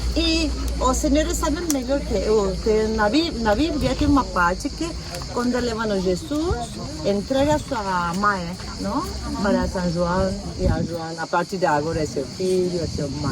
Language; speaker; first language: Portuguese; non-native, fluent; Turkish